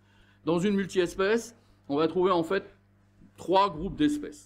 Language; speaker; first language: French; native; French